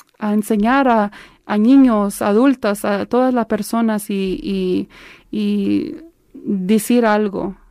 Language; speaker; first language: Spanish; early bilingual, heritage; Spanish